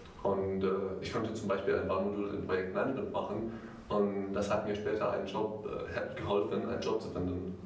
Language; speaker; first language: German; non-native, fluent; Arabic